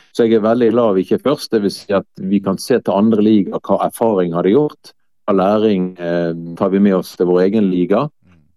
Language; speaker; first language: Norwegian; native; Norwegian